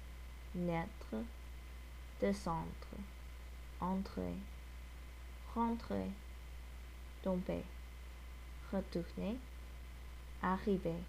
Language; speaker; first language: French; non-native, learner; English